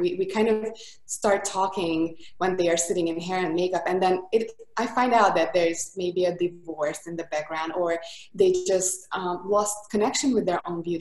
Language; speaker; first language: English; non-native, fluent; Hungarian